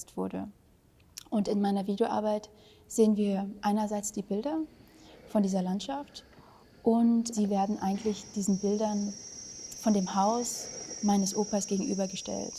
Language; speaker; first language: German; early bilingual, other home language; Vietnamese